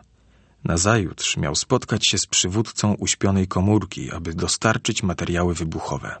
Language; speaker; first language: Polish; native; Polish